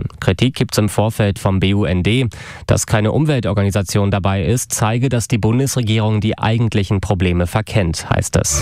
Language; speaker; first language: German; native; German